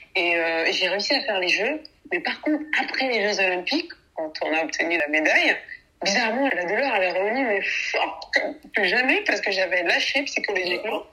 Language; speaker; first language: French; early bilingual, other home language; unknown